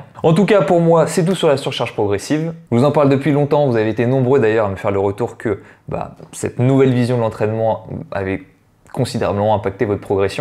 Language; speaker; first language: French; native; French